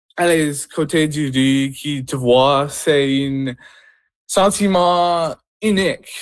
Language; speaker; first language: French; non-native, local second language; English